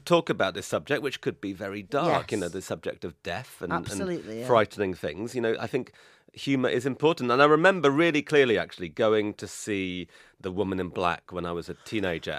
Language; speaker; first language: English; native; English